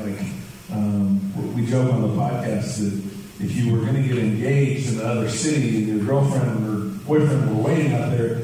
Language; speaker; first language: English; native; English